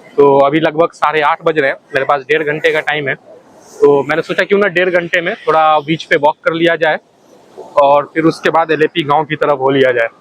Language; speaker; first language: Hindi; native; Hindi